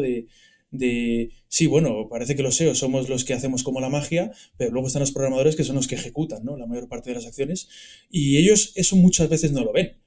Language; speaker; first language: Spanish; native; Spanish